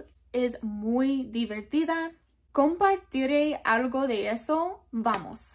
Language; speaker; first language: Spanish; non-native, learner; English